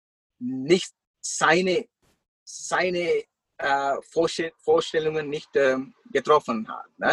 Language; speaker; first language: German; non-native, fluent; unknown